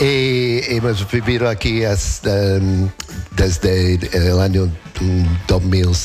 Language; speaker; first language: Spanish; non-native, learner; English